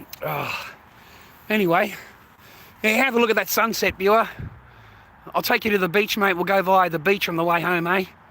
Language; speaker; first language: English; native; English